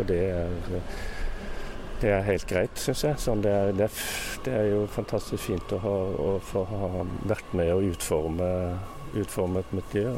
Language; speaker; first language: Norwegian; native; Norwegian